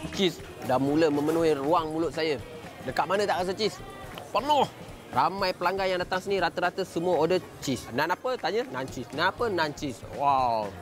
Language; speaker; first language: Malay; native; Malay